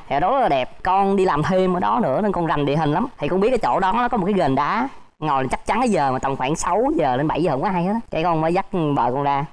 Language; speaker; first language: Vietnamese; native; Vietnamese